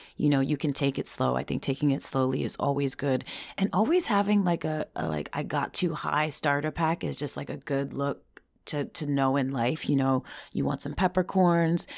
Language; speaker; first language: English; early bilingual, other home language; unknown